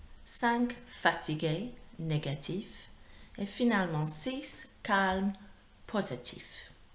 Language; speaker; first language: French; non-native, fluent; English